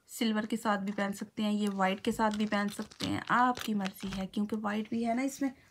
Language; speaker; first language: Urdu; native; Urdu